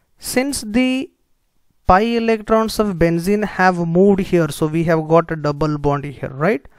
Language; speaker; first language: English; non-native, local second language; Kannada